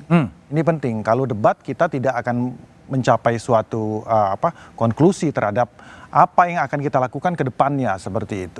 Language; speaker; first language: Indonesian; native; Indonesian